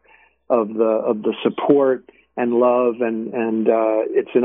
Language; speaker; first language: English; native; English